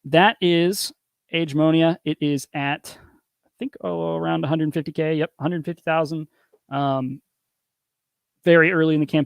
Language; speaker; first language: English; native; English